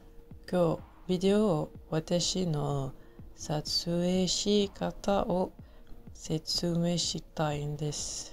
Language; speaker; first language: Japanese; non-native, learner; French